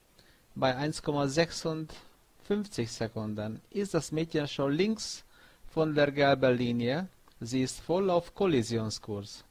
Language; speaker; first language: German; non-native, fluent; Hungarian